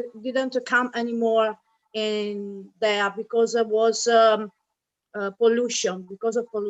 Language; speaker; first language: English; non-native, fluent; Italian